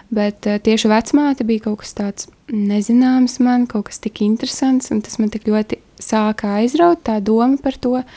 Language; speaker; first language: Latvian; native; Latvian